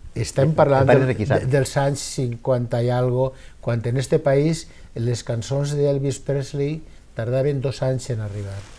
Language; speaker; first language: Catalan; native; Catalan